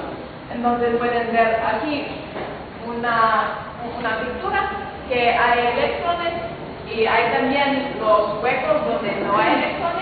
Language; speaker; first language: Spanish; non-native, fluent; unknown